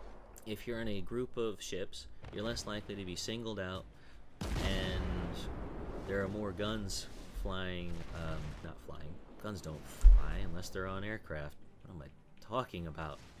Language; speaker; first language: English; native; English